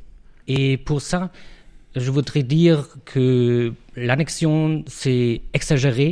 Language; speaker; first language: French; non-native, fluent; German